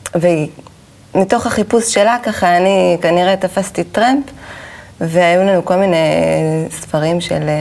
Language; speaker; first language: Hebrew; native; Hebrew